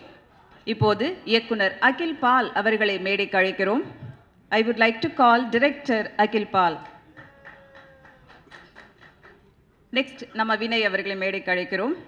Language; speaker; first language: Tamil; native; Tamil